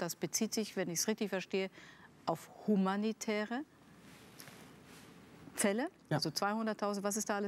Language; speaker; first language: German; native; German